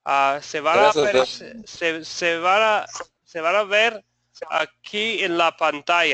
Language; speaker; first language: Spanish; non-native, fluent; English